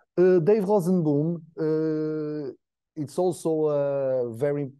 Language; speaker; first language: English; non-native, fluent; Portuguese